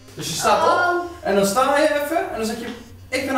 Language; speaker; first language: Dutch; native; Dutch